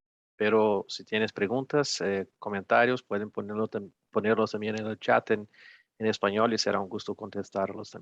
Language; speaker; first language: Spanish; non-native, fluent; Portuguese